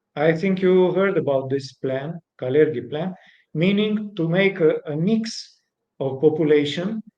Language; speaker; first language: English; non-native, fluent; Romanian